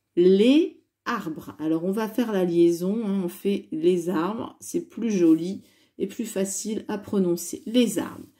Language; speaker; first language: French; native; French